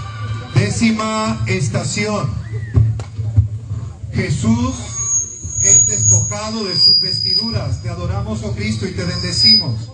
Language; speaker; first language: Spanish; native; Spanish